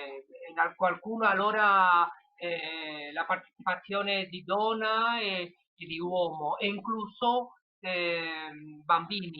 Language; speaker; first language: Italian; non-native, learner; Spanish